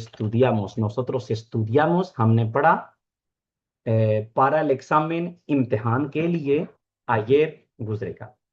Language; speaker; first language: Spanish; non-native, fluent; Urdu